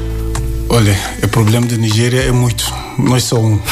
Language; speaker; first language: Portuguese; non-native, learner; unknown